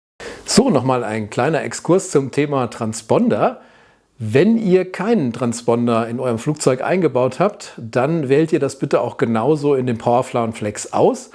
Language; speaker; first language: German; native; German